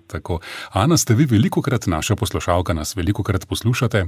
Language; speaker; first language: Slovenian; native; Slovenian